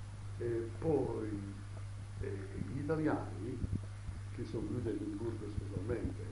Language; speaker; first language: Italian; early bilingual, heritage; Italian